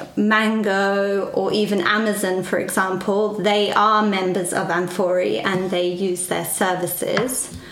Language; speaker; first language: English; native; English